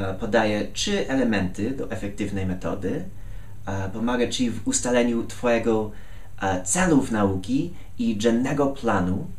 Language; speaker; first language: Polish; non-native, fluent; English